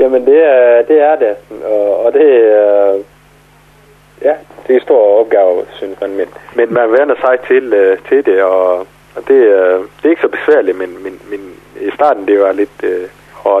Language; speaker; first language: Danish; non-native, fluent; Somali